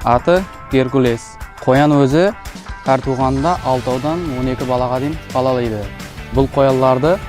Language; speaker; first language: Uzbek; non-native, local second language; Kara-Kalpak